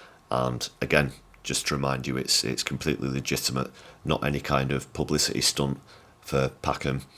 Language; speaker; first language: English; native; English